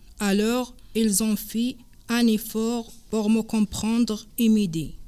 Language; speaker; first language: French; non-native, local second language; Arabic